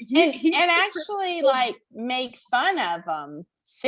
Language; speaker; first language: English; native; English